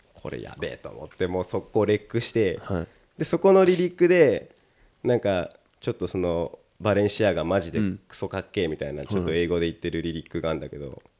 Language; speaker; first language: Japanese; native; Japanese